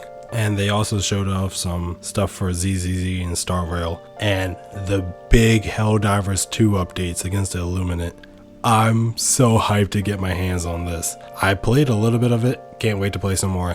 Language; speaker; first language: English; native; English